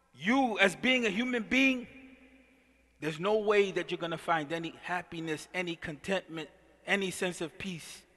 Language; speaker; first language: English; native; English